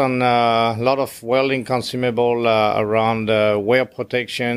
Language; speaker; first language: English; non-native, fluent; French